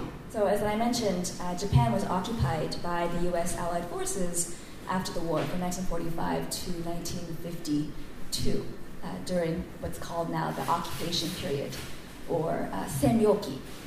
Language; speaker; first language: English; native; English